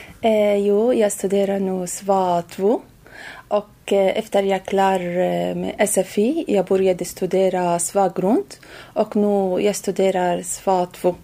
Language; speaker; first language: Swedish; non-native, learner; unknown